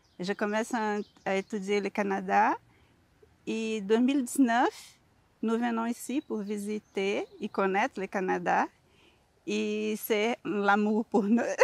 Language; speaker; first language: French; non-native, learner; Portuguese